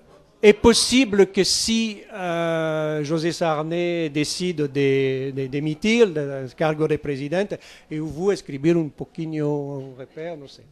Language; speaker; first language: Portuguese; non-native, learner; French